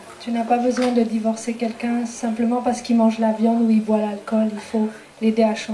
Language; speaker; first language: French; native; French